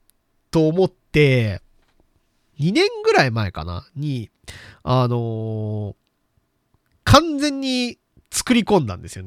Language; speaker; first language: Japanese; native; Japanese